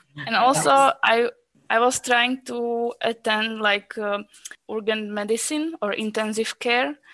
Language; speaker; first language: English; non-native, fluent; Slovak